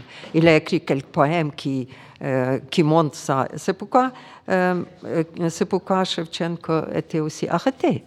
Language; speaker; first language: French; non-native, fluent; Ukrainian